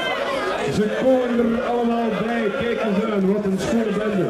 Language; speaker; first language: Dutch; native; Dutch